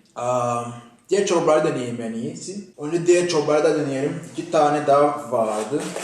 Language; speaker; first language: Turkish; non-native, fluent; Kinyarwanda